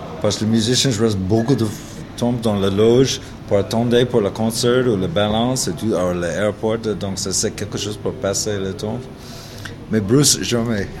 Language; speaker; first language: French; non-native, learner; English